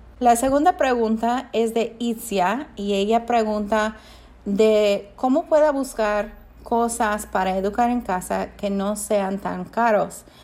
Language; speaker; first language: Spanish; non-native, fluent; English